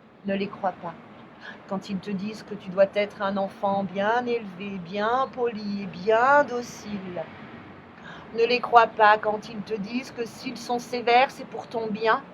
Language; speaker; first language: French; native; French